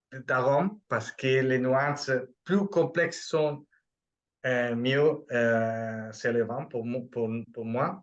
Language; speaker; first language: French; non-native, fluent; Italian